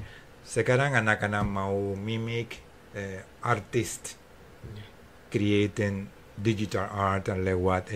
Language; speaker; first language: Indonesian; non-native, fluent; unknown